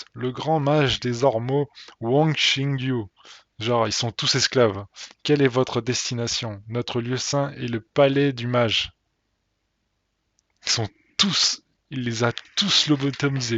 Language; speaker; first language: French; native; French